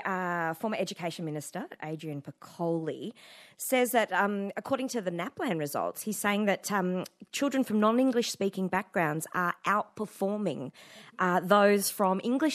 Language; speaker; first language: English; native; English